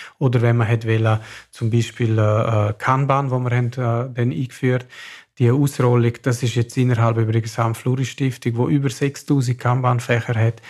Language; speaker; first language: German; non-native, local second language; Romansh